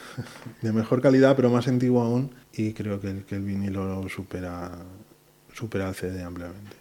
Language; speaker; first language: Spanish; native; Spanish